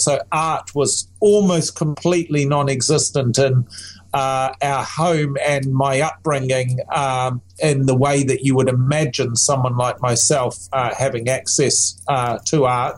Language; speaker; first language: English; native; English